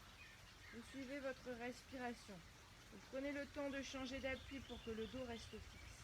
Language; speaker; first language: French; native; French